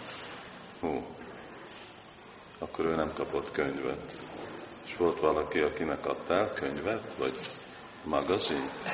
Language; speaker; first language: Hungarian; non-native, fluent; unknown